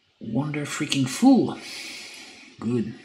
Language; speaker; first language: English; non-native, fluent; French